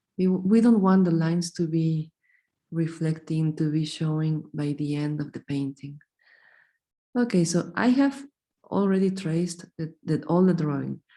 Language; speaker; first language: English; non-native, fluent; Spanish